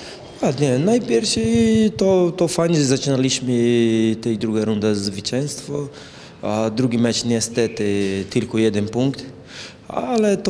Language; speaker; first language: Polish; non-native, fluent; Portuguese